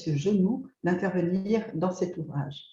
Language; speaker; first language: French; native; French